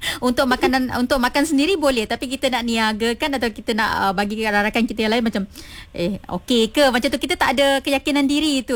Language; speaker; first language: Malay; non-native, local second language; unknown